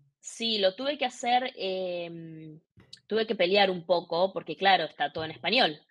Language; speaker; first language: Spanish; native; Spanish